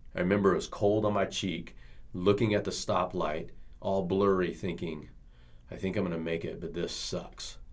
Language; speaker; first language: English; native; English